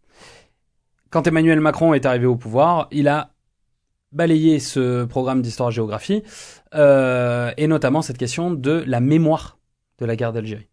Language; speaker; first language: French; native; French